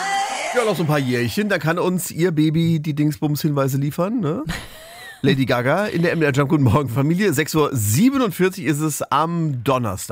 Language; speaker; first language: German; native; German